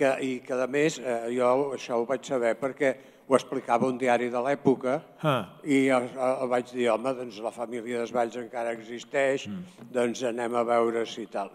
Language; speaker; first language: Catalan; native; Catalan